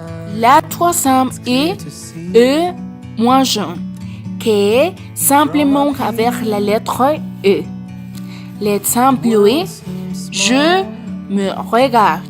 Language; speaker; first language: French; non-native, learner; Spanish